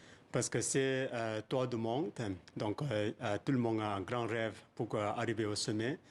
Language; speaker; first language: French; non-native, fluent; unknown